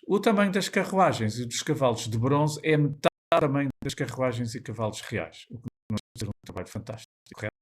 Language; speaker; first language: Portuguese; native; Portuguese